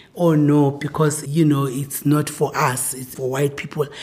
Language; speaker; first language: English; non-native, local second language; Zulu